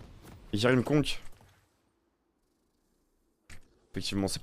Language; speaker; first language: French; native; French